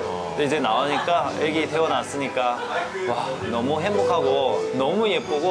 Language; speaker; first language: Korean; non-native, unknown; Chinese